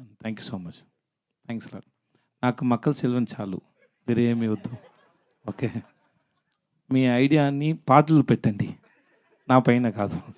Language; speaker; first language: Telugu; non-native, learner; Tamil